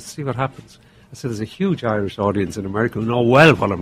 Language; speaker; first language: English; native; English